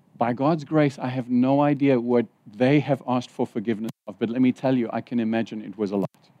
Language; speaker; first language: English; native; English